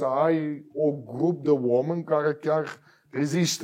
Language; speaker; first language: Romanian; non-native, learner; Dutch